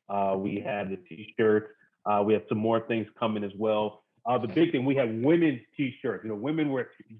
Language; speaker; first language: English; native; English